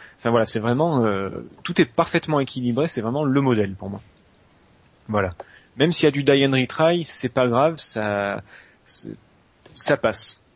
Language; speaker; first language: French; native; French